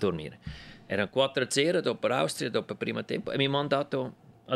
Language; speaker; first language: Italian; non-native, local second language; German